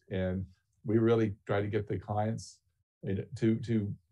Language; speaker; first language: English; native; English